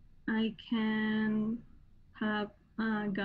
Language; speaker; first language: English; non-native, learner; Spanish